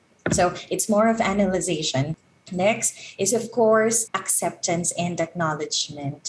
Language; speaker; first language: English; non-native, local second language; Filipino